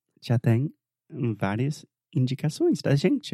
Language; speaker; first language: Portuguese; non-native, fluent; English